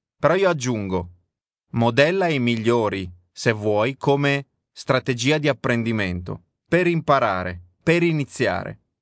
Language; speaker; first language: Italian; native; Italian